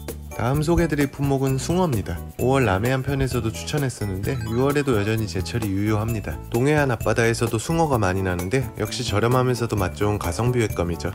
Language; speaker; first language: Korean; native; Korean